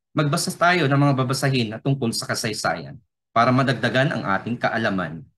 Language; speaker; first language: Filipino; non-native, local second language; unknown